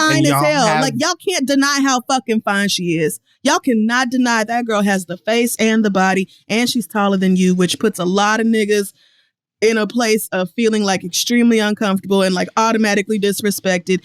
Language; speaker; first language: English; native; English